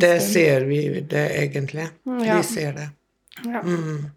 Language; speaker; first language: Norwegian; non-native, fluent; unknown